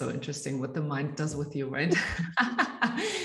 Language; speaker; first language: English; non-native, fluent; German